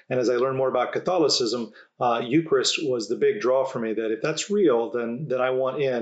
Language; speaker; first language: English; native; English